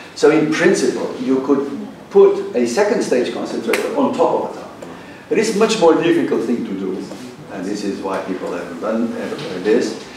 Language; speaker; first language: English; non-native, fluent; Portuguese